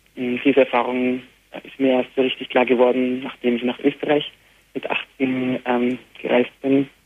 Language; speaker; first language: German; early bilingual, heritage; Arabic